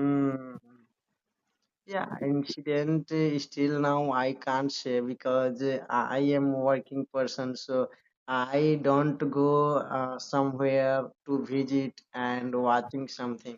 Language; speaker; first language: English; non-native, learner; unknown